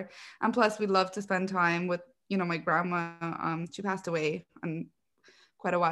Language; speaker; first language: English; native; English